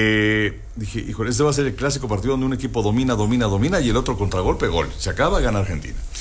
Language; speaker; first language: Spanish; native; Spanish